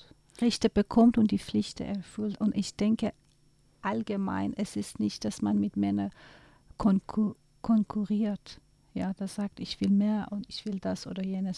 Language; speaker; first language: German; non-native, fluent; Persian